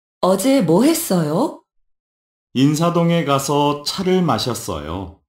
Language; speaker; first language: Korean; non-native, learner; Vietnamese